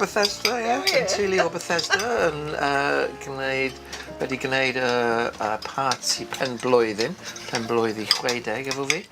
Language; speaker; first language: Welsh; non-native, learner; English